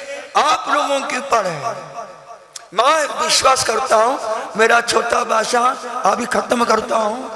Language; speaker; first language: Hindi; non-native, learner; Japanese